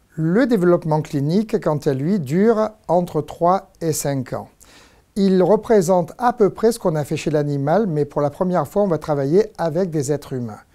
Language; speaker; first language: French; native; French